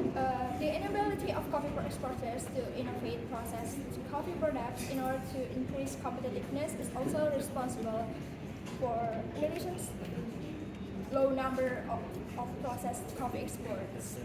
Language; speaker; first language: English; non-native, learner; Indonesian